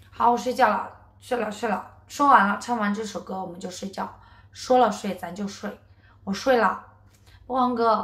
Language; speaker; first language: Chinese; native; Chinese